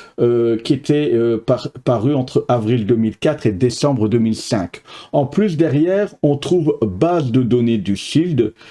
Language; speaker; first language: French; native; French